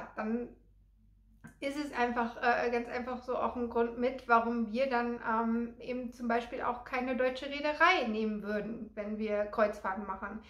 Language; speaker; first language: German; native; German